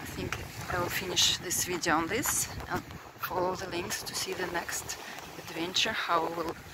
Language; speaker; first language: English; non-native, fluent; Russian